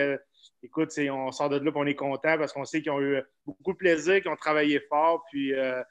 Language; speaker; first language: French; native; French